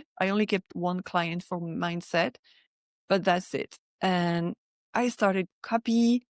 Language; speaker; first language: English; non-native, fluent; French